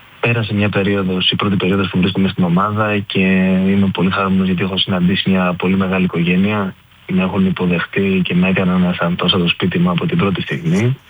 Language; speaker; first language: Greek; native; Greek